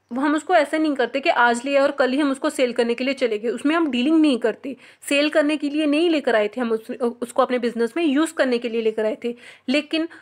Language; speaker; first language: Hindi; non-native, local second language; Punjabi